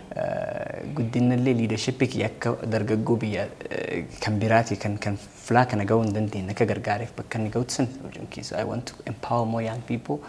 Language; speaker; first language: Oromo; early bilingual, heritage; Oromo